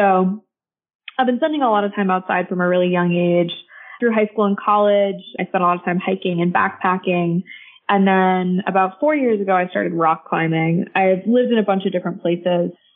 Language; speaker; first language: English; native; English